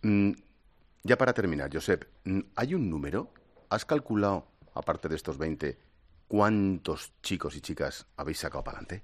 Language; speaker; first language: Spanish; native; Spanish